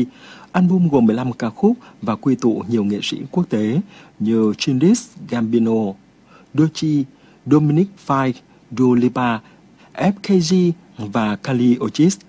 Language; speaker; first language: Vietnamese; native; Vietnamese